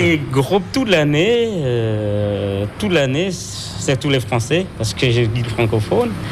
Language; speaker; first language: French; non-native, local second language; Khmer